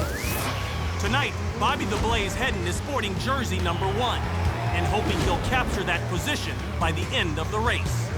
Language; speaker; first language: English; native; English